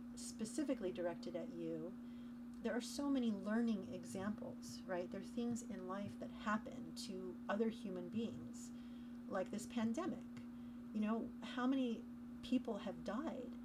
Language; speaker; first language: English; native; English